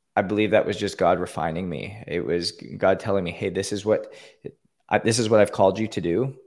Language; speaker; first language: English; native; English